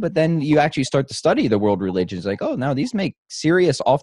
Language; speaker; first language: English; native; English